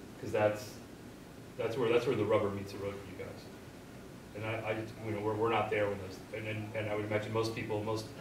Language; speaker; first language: English; native; English